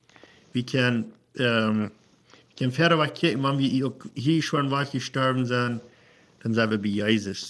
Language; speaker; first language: German; non-native, learner; Plautdietsch